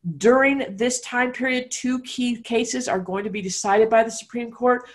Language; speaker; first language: English; native; English